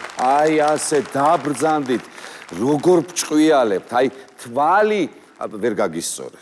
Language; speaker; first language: Georgian; native; Georgian